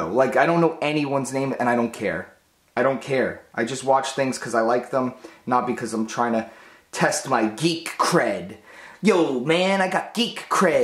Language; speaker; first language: English; native; English